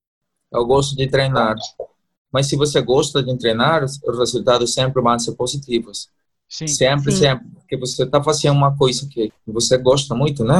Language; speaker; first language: Portuguese; non-native, learner; Spanish